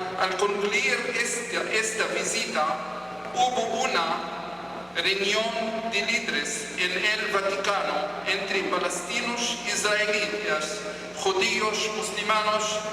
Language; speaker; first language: Spanish; non-native, fluent; Hebrew